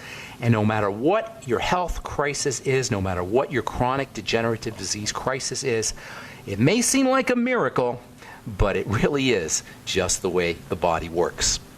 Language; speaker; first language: English; native; English